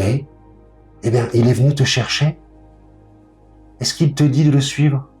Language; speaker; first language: French; native; French